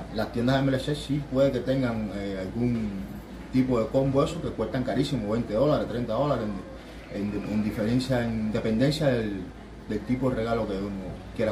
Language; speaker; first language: Spanish; native; Spanish